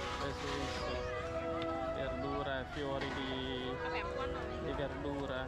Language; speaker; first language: Italian; non-native, fluent; Vietnamese